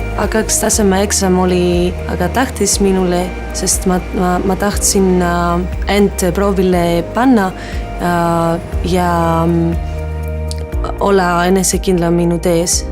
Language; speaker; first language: Estonian; non-native, learner; Greek